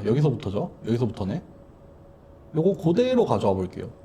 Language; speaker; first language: Korean; native; Korean